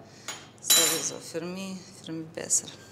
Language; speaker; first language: German; non-native, learner; Romanian